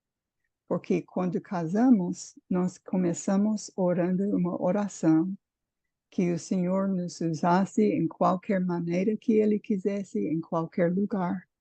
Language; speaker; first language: Portuguese; non-native, fluent; English